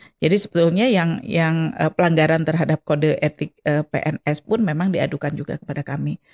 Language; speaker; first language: Indonesian; non-native, local second language; Sundanese